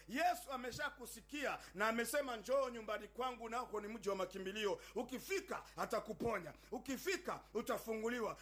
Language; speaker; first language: Swahili; native; Swahili